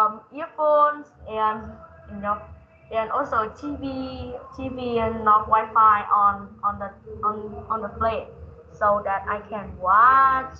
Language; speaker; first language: English; non-native, learner; Vietnamese